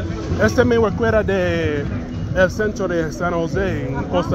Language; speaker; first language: Spanish; non-native, learner; English